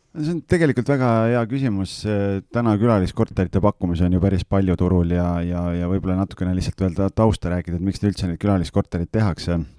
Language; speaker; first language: Estonian; native; Estonian